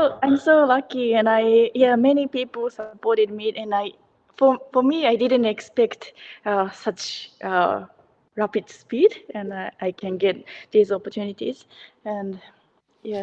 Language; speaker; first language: English; non-native, learner; Japanese